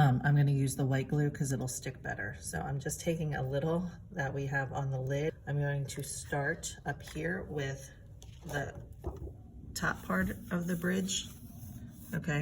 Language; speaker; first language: English; native; English